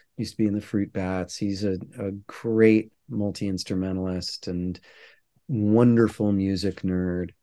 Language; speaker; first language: English; native; English